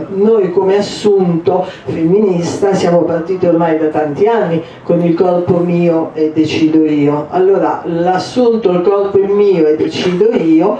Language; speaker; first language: Italian; native; Italian